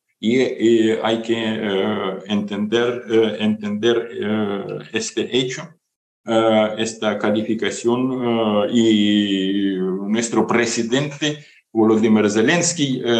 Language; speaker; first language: Spanish; non-native, fluent; Ukrainian